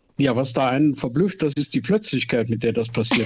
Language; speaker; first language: German; native; German